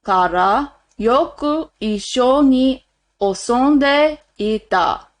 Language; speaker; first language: Japanese; non-native, learner; English